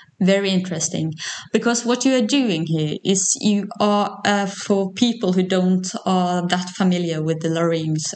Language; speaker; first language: English; non-native, fluent; Norwegian